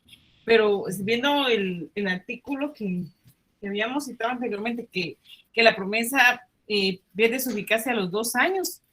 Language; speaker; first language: Spanish; native; Spanish